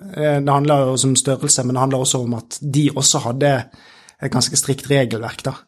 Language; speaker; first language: Norwegian; native; Norwegian